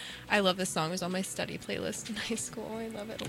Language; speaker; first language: English; native; English